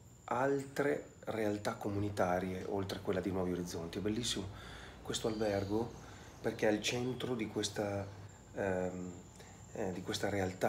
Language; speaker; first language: Italian; native; Italian